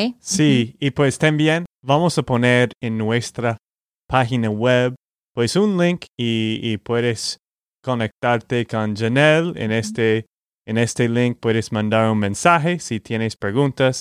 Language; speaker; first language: Spanish; non-native, fluent; English